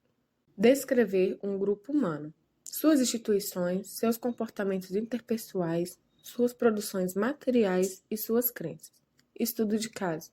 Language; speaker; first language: Portuguese; native; Portuguese